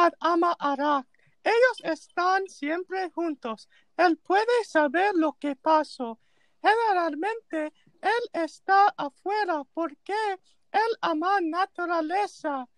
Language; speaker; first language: Spanish; non-native, learner; English